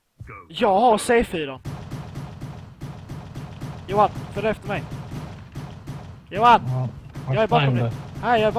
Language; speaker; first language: Swedish; native; Swedish